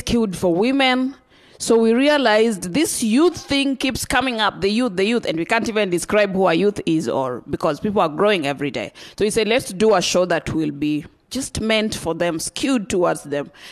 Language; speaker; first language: English; non-native, local second language; Luyia